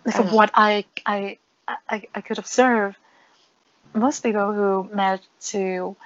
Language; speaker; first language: English; non-native, fluent; Vietnamese